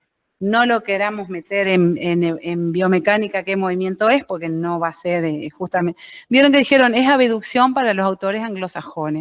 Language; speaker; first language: Spanish; native; Spanish